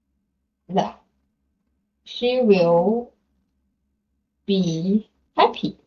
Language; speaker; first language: English; non-native, learner; Chinese